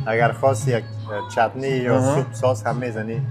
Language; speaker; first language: Persian; native; Persian